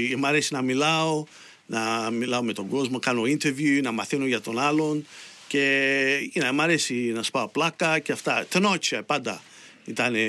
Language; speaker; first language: Greek; early bilingual, heritage; Greek